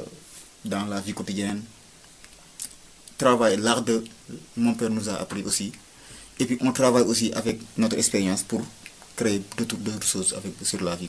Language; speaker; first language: French; non-native, local second language; Wolof